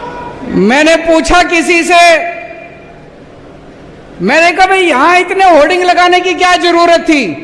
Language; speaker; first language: Hindi; native; Hindi